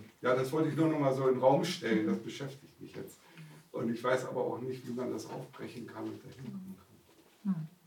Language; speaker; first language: German; native; German